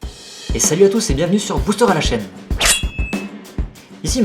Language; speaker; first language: French; native; French